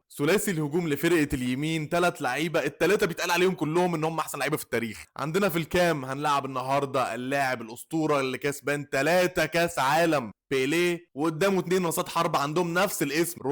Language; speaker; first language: Arabic; native; Arabic